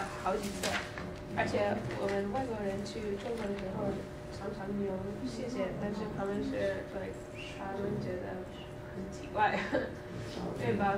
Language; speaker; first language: Chinese; non-native, learner; English